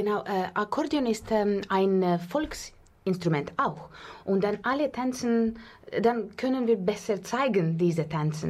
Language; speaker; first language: German; non-native, fluent; Russian